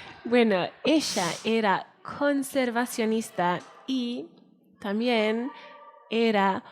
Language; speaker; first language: Spanish; non-native, fluent; Welsh